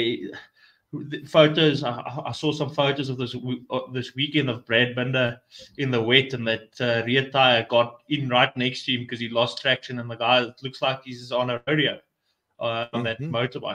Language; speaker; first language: English; non-native, local second language; Afrikaans